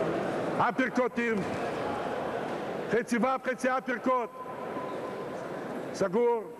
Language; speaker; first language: Hebrew; non-native, fluent; Russian